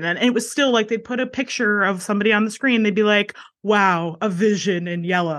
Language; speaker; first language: English; native; English